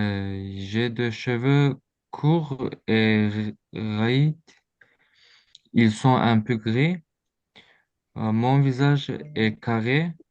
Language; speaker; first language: French; non-native, learner; Azerbaijani